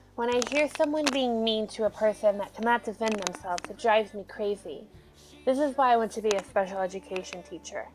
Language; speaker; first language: English; native; English